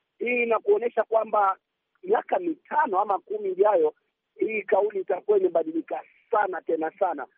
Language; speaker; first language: Swahili; native; Swahili